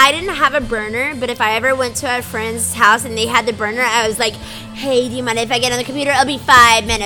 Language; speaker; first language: English; native; English